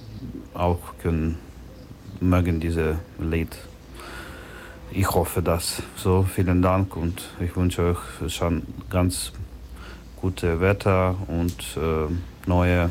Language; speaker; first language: German; non-native, learner; Ukrainian